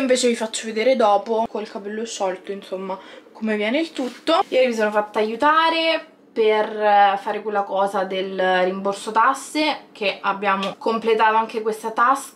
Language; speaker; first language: Italian; native; Italian